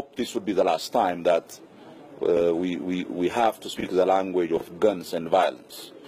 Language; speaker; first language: English; non-native, local second language; Amharic